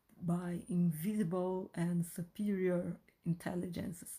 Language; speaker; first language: English; non-native, fluent; Portuguese